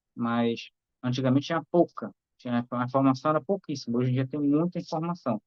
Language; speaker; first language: Portuguese; native; Portuguese